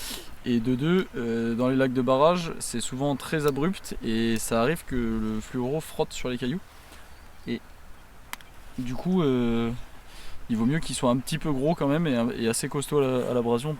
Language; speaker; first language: French; native; French